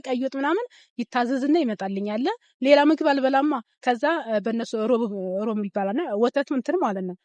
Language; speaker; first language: Amharic; native; Amharic